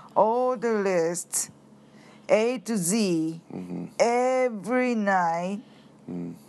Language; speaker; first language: English; non-native, learner; Japanese